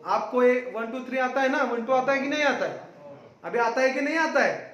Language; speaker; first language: Hindi; non-native, local second language; Marathi